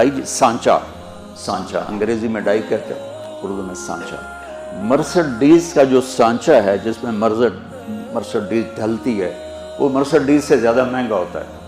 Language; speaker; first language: Urdu; non-native, local second language; Punjabi